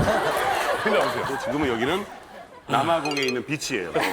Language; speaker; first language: Korean; native; Korean